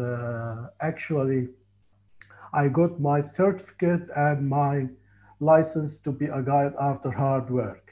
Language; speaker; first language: English; non-native, fluent; Arabic